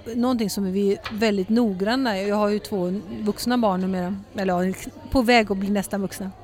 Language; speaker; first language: Swedish; early bilingual, heritage; Swedish